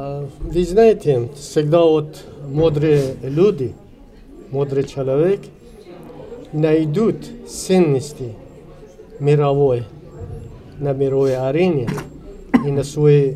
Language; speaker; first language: Russian; non-native, learner; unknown